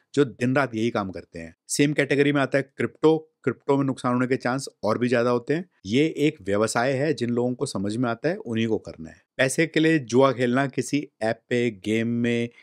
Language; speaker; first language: Hindi; native; Hindi